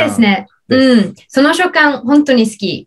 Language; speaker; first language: Japanese; non-native, learner; English